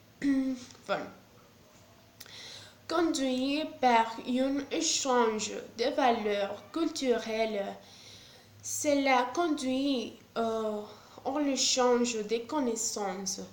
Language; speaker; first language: French; non-native, learner; Spanish